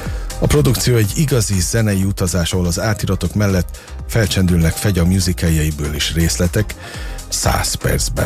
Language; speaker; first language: Hungarian; native; Hungarian